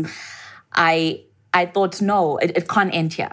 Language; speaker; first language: English; non-native, local second language; Zulu